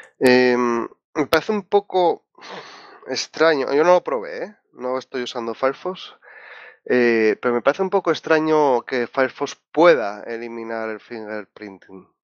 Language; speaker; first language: Spanish; native; Spanish